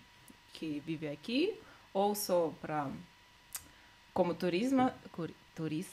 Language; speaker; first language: Portuguese; non-native, learner; Russian